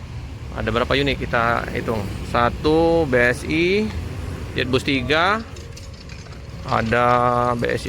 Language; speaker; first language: Indonesian; native; Indonesian